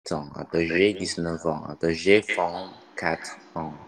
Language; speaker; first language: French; non-native, learner; Indonesian